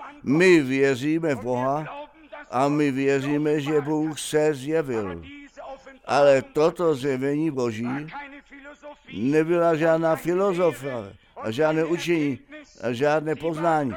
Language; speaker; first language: Czech; non-native, fluent; German